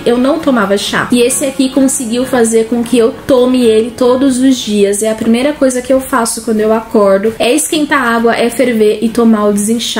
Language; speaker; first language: Portuguese; native; Portuguese